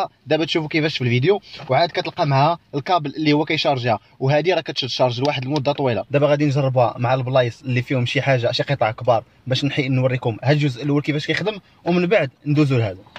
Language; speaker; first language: Arabic; native; Arabic